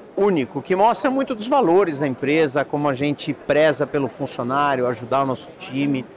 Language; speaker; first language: Portuguese; native; Portuguese